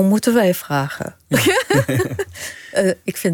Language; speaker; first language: Dutch; non-native, fluent; Arabic